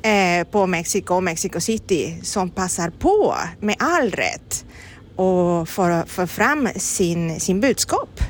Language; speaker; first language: Swedish; non-native, fluent; Spanish